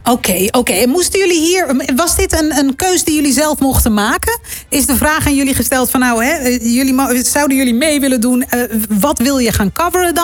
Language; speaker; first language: Dutch; native; Dutch